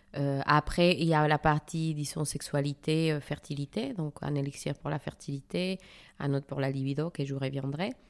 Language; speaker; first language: French; non-native, fluent; Spanish